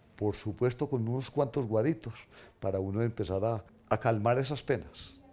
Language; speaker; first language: Spanish; native; Spanish